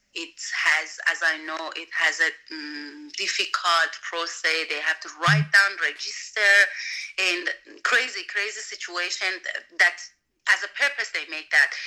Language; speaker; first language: English; non-native, learner; Persian